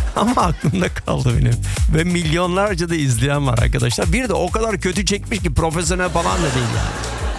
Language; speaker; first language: Turkish; early bilingual, heritage; Turkish